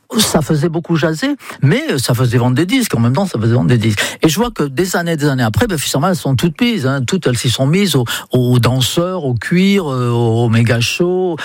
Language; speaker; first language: French; non-native, fluent; English